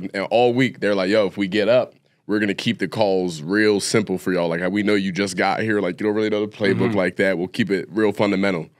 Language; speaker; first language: English; native; English